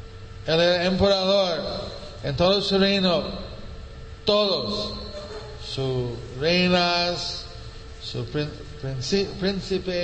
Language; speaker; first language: Spanish; non-native, fluent; English